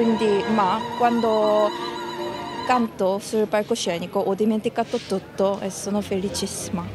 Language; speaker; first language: Italian; non-native, learner; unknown